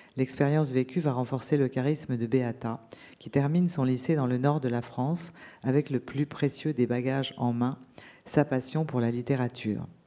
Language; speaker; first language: French; native; French